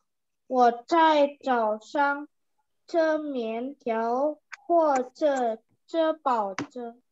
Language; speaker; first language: Chinese; non-native, learner; Indonesian